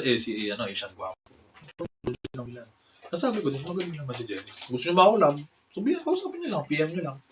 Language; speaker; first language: Filipino; early bilingual, heritage; Filipino